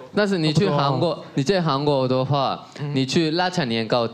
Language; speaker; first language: Chinese; non-native, learner; Korean